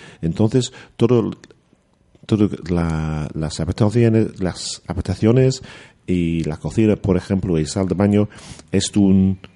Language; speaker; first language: Spanish; non-native, learner; English